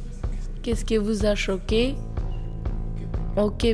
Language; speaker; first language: French; non-native, learner; Romanian